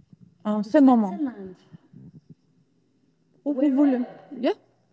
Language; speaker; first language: French; non-native, learner; Italian